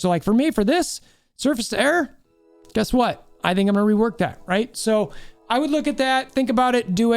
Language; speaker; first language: English; native; English